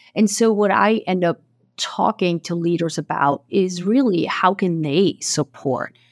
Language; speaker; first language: English; non-native, fluent; Portuguese